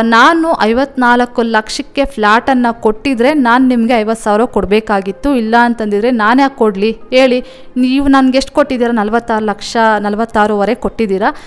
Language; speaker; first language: Kannada; native; Kannada